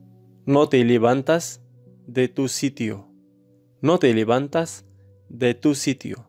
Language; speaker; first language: Spanish; non-native, learner; Arabic